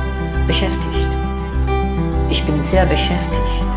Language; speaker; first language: German; non-native, fluent; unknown